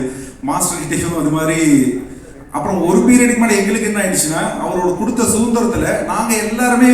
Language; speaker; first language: Tamil; native; Tamil